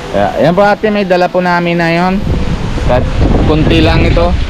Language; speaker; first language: Filipino; non-native, learner; Punjabi